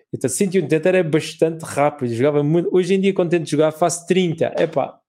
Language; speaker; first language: Portuguese; native; Portuguese